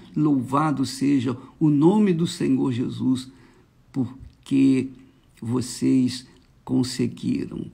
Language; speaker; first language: Portuguese; native; Portuguese